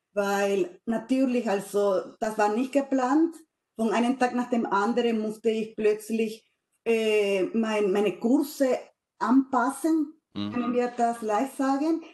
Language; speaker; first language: German; non-native, fluent; Spanish